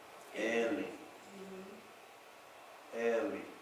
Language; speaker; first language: Portuguese; non-native, learner; English